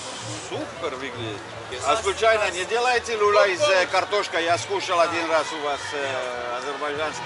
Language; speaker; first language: Russian; non-native, fluent; English